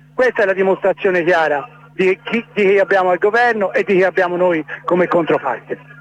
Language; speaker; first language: Italian; native; Italian